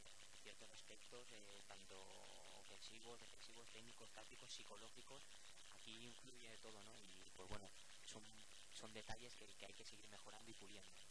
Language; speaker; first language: Spanish; native; Spanish